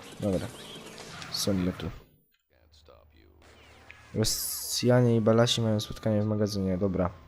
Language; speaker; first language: Polish; native; Polish